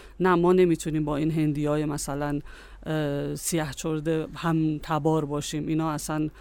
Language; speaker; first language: Persian; native; Persian